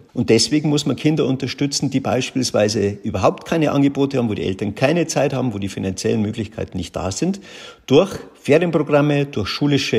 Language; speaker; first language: German; native; German